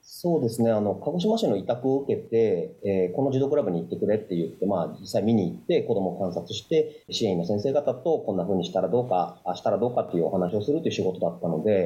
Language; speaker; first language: Japanese; native; Japanese